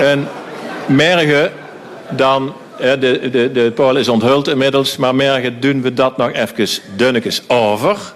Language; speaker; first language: Dutch; native; Dutch